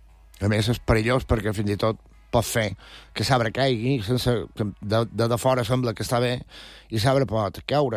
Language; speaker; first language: Catalan; native; Catalan